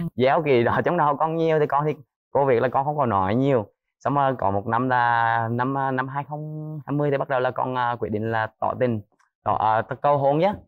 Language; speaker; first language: Vietnamese; native; Vietnamese